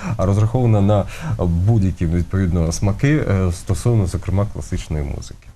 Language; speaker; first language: Ukrainian; native; Ukrainian